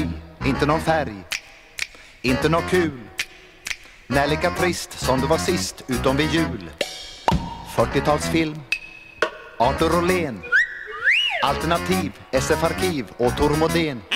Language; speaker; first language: Swedish; native; Swedish